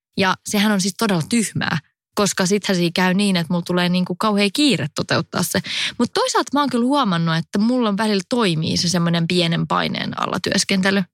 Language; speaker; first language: Finnish; native; Finnish